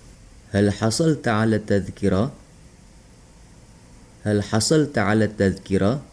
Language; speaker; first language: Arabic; non-native, local second language; Indonesian